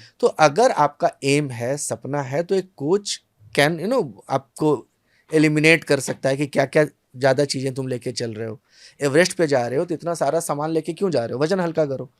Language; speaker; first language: Hindi; native; Hindi